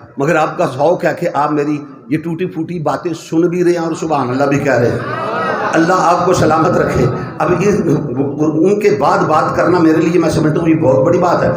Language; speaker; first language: Urdu; non-native, local second language; Punjabi